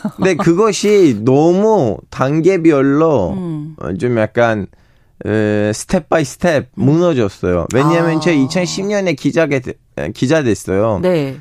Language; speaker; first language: Korean; non-native, fluent; Turkish